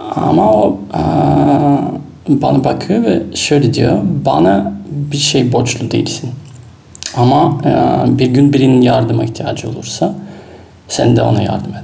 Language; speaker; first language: Turkish; non-native, fluent; Russian